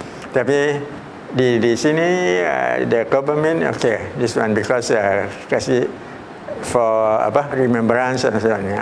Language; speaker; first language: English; non-native, learner; Malay